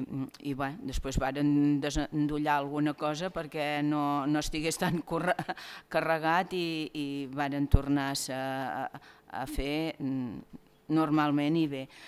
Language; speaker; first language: Catalan; native; Catalan